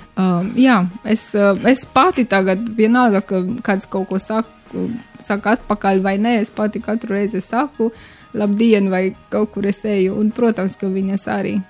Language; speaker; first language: Latvian; non-native, learner; Romanian